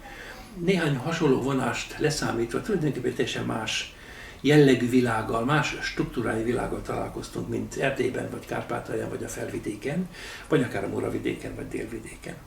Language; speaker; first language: Hungarian; native; Hungarian